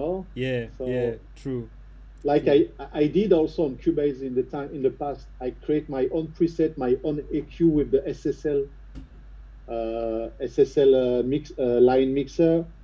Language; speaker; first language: English; non-native, fluent; French